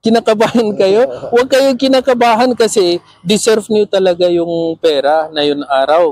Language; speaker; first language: Filipino; non-native, learner; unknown